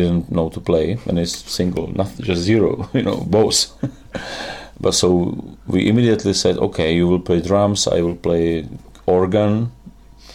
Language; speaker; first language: English; non-native, fluent; Czech